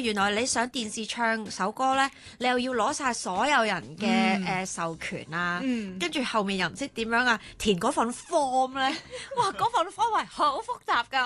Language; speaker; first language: Cantonese; native; Cantonese